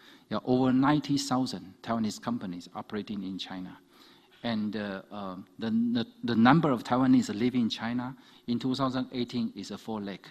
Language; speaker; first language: English; non-native, fluent; Chinese